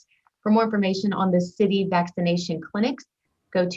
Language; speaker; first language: English; native; English